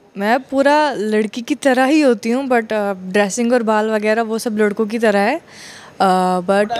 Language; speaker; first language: Hindi; non-native, local second language; Kashmiri